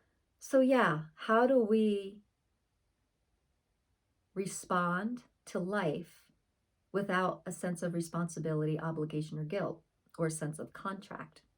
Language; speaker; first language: English; native; English